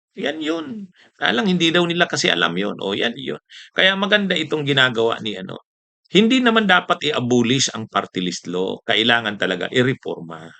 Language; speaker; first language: Filipino; non-native, local second language; Bikol